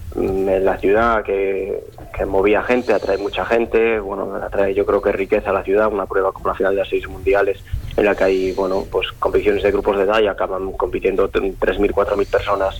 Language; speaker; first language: Spanish; native; Spanish